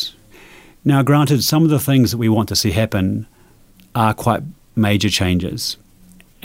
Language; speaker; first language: English; native; English